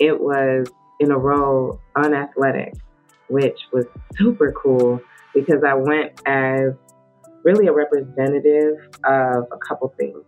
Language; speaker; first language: English; native; English